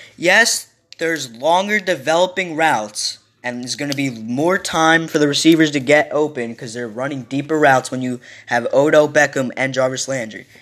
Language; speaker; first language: English; native; English